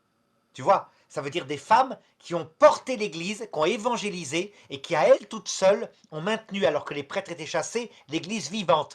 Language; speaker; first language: French; native; French